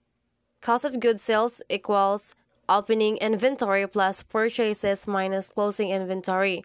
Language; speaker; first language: English; non-native, local second language; Cebuano